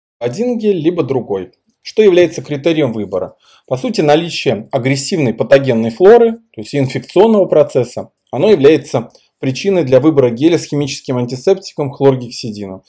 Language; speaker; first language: Russian; native; Russian